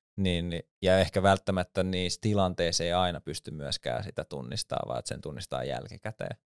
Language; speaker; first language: Finnish; native; Finnish